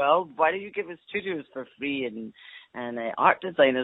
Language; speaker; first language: English; native; English